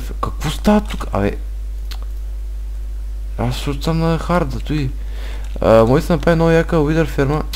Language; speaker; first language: Bulgarian; native; Bulgarian